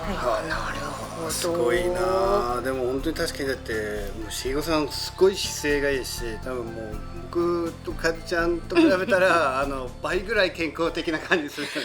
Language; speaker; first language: Japanese; non-native, fluent; Swedish